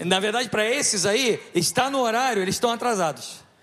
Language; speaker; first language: Portuguese; native; Portuguese